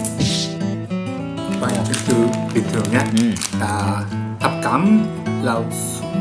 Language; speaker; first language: Vietnamese; non-native, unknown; Japanese